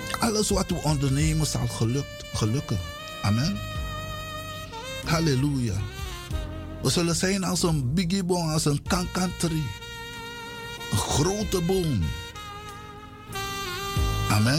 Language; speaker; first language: Dutch; non-native, local second language; Sranan Tongo